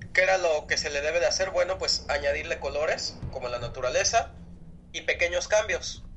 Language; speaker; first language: Spanish; native; Spanish